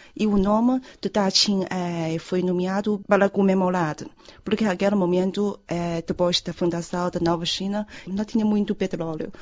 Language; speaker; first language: Portuguese; non-native, fluent; Chinese